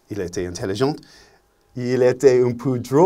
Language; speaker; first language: French; non-native, learner; English